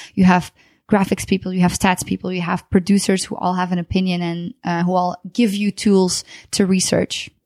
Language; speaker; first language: English; non-native, fluent; Dutch